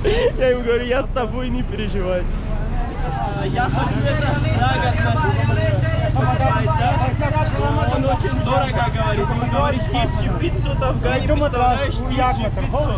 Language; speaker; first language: Russian; non-native, learner; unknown